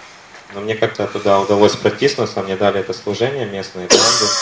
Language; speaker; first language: Russian; native; Russian